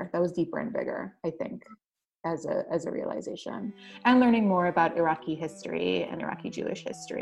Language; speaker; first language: English; native; English